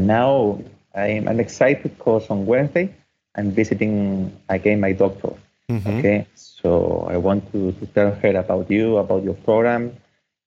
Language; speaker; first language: English; non-native, fluent; Spanish